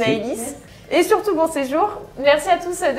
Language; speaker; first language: French; native; French